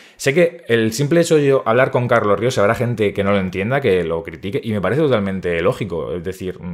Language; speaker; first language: Spanish; native; Spanish